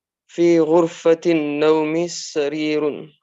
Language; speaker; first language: Arabic; non-native, learner; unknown